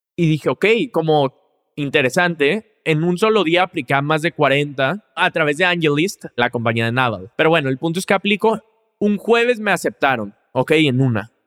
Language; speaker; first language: Spanish; native; Spanish